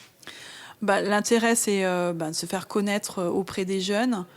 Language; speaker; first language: French; native; French